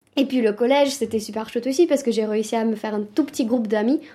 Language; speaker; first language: French; early bilingual, other home language; Romanian